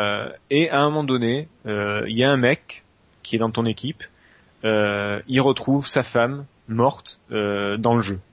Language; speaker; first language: French; native; French